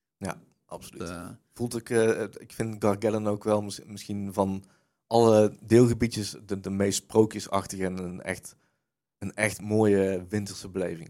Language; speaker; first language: Dutch; native; Dutch